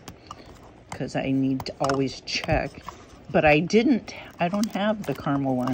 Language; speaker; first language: English; native; English